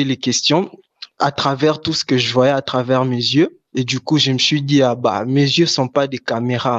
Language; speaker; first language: French; non-native, local second language; Lingala